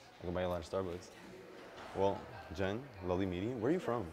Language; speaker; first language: English; early bilingual, other home language; Spanish